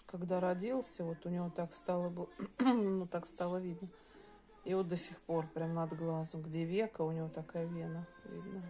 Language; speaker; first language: Russian; native; Russian